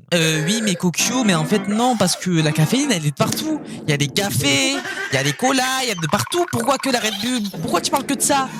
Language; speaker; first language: French; native; French